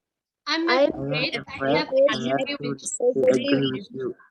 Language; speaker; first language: English; non-native, learner; Indonesian